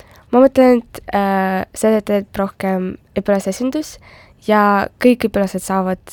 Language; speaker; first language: Estonian; non-native, local second language; Russian